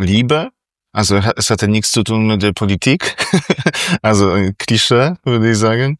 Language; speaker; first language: German; non-native, fluent; Polish